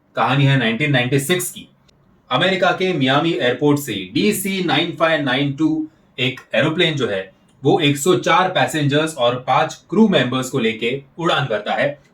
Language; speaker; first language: Hindi; non-native, local second language; Marathi